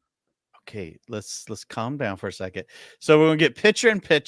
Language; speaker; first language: English; native; English